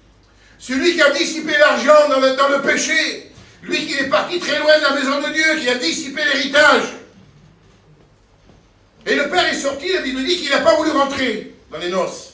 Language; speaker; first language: French; native; French